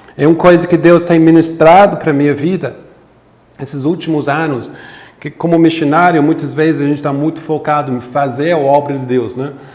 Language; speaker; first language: Portuguese; non-native, fluent; English